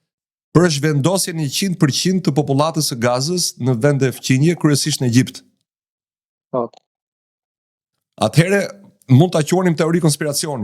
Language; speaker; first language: Albanian; native; Albanian